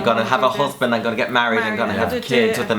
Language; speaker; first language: English; native; English